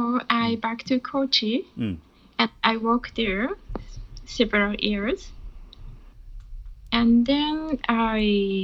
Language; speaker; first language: English; non-native, learner; Japanese